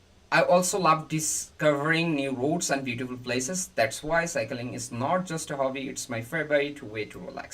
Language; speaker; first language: English; non-native, local second language; Bangla